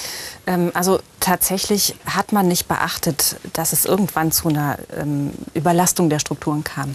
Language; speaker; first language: German; native; German